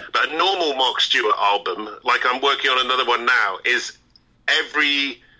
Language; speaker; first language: English; native; English